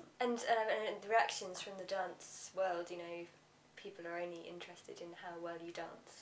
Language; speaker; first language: English; native; English